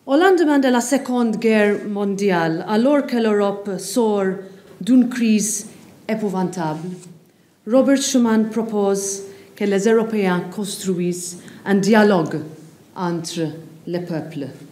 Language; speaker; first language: French; non-native, fluent; Maltese